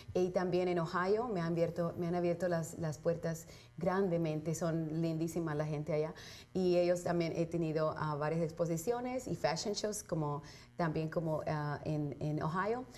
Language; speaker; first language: Spanish; early bilingual, heritage; Spanish